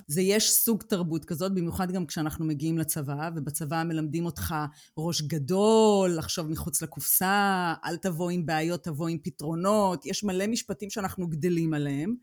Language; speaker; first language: Hebrew; native; Hebrew